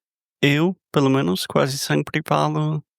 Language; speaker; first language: Portuguese; non-native, fluent; English